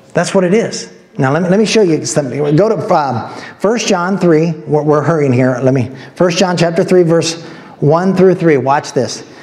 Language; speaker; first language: English; native; English